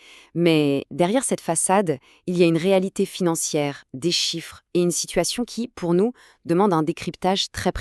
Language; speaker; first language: French; native; French